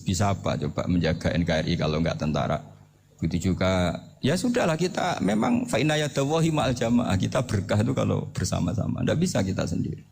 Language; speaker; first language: Indonesian; non-native, local second language; Javanese